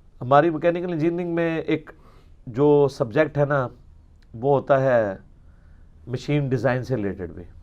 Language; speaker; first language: Urdu; native; Urdu